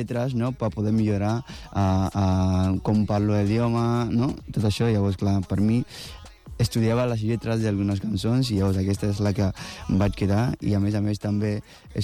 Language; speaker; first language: Catalan; non-native, fluent; Akan